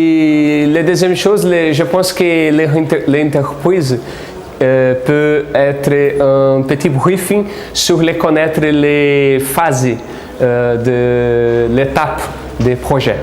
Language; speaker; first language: French; non-native, fluent; Portuguese